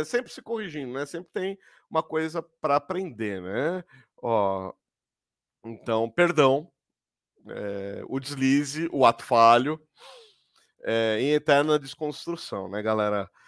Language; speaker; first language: Portuguese; native; Portuguese